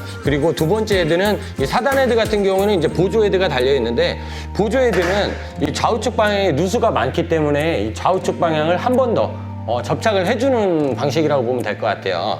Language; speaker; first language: Korean; native; Korean